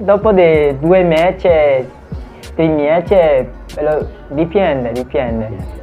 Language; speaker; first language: Italian; non-native, learner; Portuguese